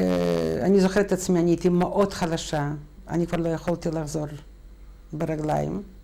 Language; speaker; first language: Hebrew; non-native, fluent; Russian